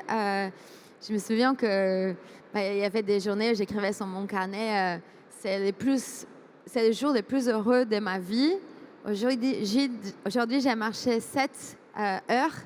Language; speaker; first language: French; non-native, fluent; Portuguese